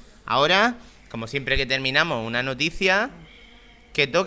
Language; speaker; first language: Spanish; native; Spanish